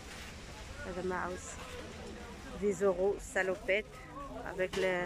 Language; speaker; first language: French; non-native, learner; Arabic